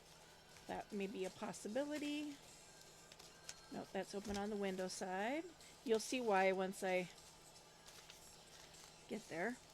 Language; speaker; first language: English; native; English